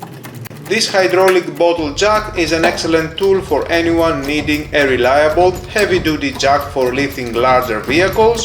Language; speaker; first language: English; non-native, fluent; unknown